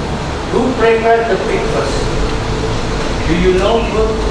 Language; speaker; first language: English; non-native, learner; Indonesian